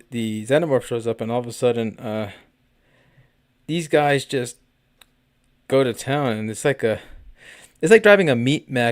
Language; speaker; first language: English; native; English